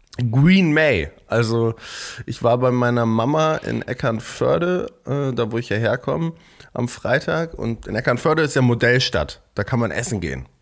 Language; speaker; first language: German; native; German